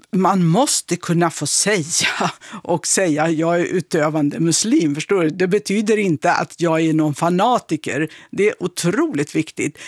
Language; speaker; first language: Swedish; early bilingual, other home language; Kurdish